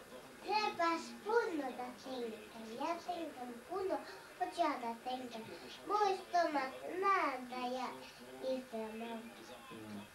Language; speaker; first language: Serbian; early bilingual, heritage; Serbian